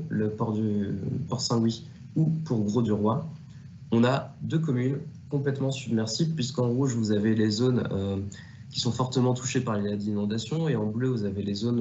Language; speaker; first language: French; native; French